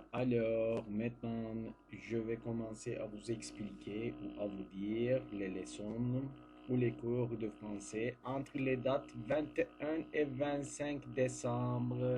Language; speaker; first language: French; non-native, learner; Turkish